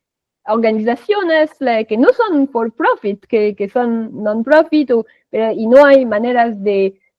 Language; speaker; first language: Spanish; non-native, fluent; French